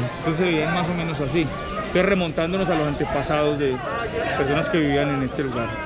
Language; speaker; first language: Spanish; native; Spanish